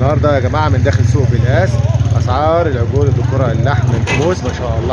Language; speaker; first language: Arabic; native; Arabic